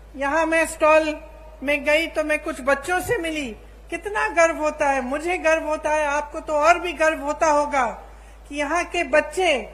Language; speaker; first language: Hindi; native; Hindi